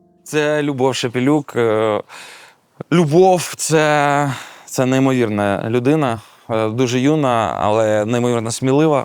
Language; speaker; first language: Ukrainian; native; Ukrainian